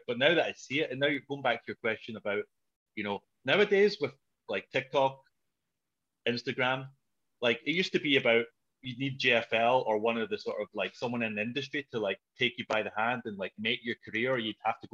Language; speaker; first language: English; native; English